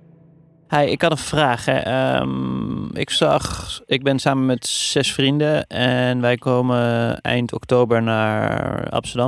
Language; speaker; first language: Dutch; native; Dutch